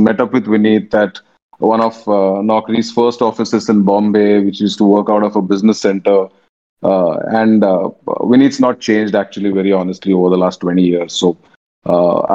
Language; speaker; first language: English; non-native, local second language; Tamil